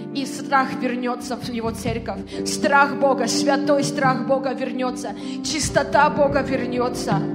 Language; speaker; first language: Russian; native; Russian